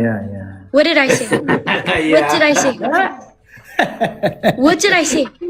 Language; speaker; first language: English; early bilingual, other home language; Amharic